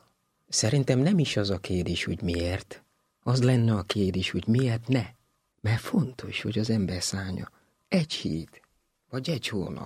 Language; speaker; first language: Hungarian; non-native, fluent; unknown